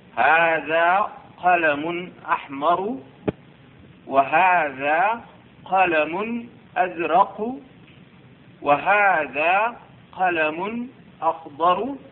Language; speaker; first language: Arabic; non-native, learner; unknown